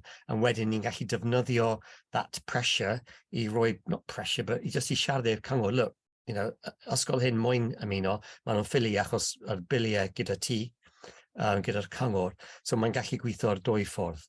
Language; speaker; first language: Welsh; non-native, local second language; English